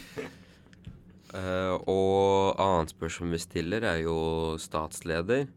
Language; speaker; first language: Norwegian; early bilingual, other home language; Kurdish